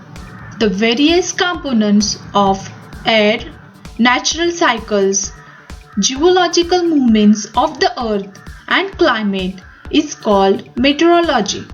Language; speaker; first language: English; non-native, local second language; Marathi